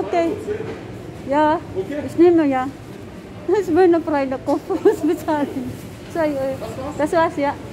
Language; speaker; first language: German; non-native, learner; Filipino